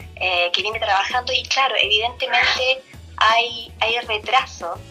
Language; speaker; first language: Spanish; native; Spanish